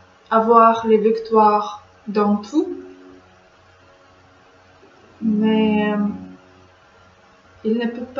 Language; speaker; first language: French; non-native, learner; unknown